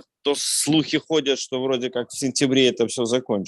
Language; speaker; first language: Russian; native; Russian